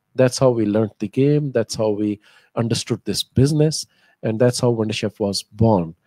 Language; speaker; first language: English; non-native, local second language; Hindi